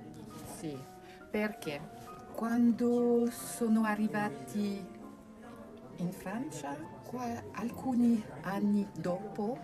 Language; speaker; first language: Italian; non-native, learner; French